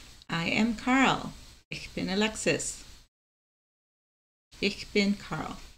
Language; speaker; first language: German; non-native, learner; Spanish